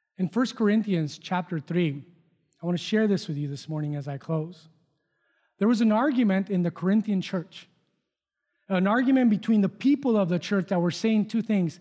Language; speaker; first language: English; non-native, fluent; Spanish